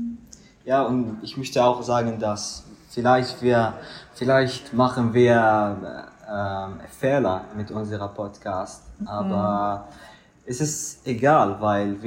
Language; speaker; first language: German; non-native, learner; Arabic